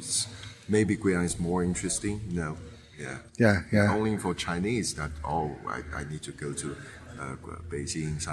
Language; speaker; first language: English; non-native, fluent; Chinese